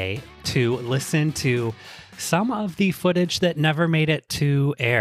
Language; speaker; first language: English; native; English